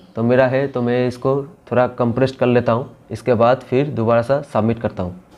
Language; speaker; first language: Hindi; non-native, local second language; Bangla